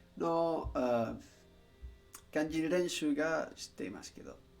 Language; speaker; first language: Japanese; non-native, learner; Spanish